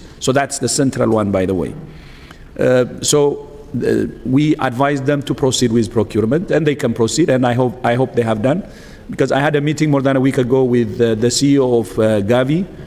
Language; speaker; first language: English; non-native, fluent; Tigrinya